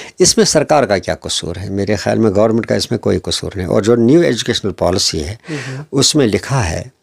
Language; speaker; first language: Hindi; non-native, local second language; Kashmiri